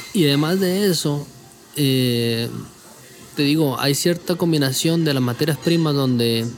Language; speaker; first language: Spanish; native; Spanish